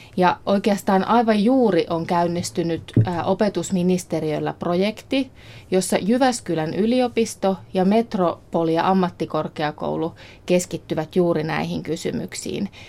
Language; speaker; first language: Finnish; native; Finnish